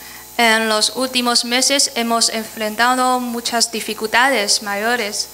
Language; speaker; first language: Spanish; non-native, fluent; Chinese